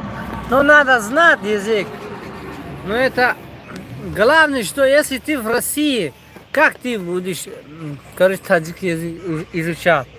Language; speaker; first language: Russian; non-native, local second language; Tajik